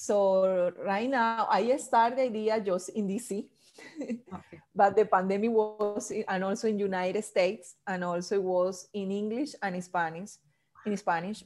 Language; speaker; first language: English; non-native, fluent; Spanish